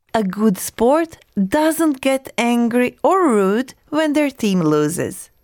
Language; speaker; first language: English; non-native, fluent; Croatian